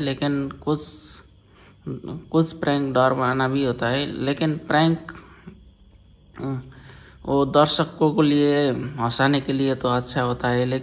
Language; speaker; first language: Hindi; non-native, learner; Nepali